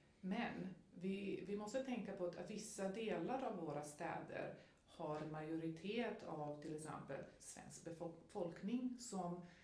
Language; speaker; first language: Swedish; non-native, fluent; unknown